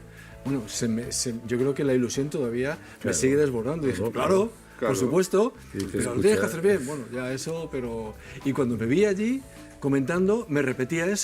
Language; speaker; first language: Spanish; native; Spanish